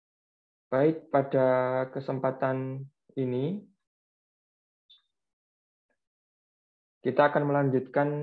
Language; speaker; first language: Indonesian; native; Indonesian